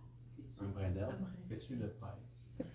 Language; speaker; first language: French; native; French